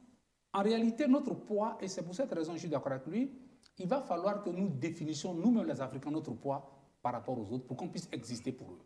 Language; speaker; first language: French; native; French